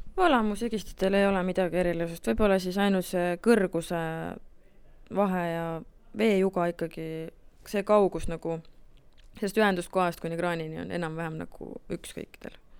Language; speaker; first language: Estonian; native; Estonian